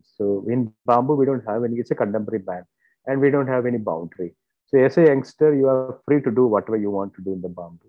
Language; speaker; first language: English; non-native, local second language; Malayalam